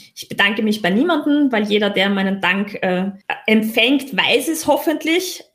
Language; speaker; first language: German; native; German